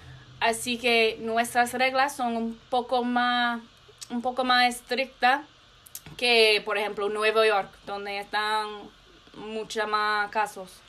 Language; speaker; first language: Spanish; non-native, learner; English